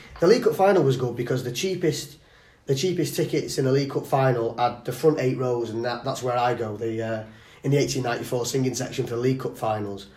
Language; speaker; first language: English; native; English